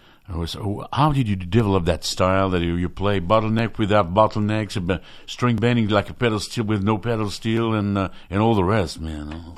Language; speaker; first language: English; non-native, fluent; French